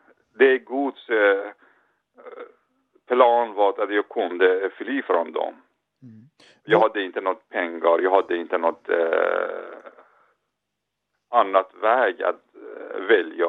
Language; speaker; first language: Swedish; non-native, learner; Persian